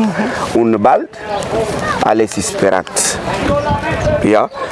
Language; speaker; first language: German; non-native, learner; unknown